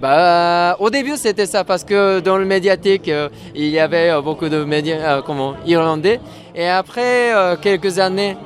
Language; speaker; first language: French; non-native, fluent; Japanese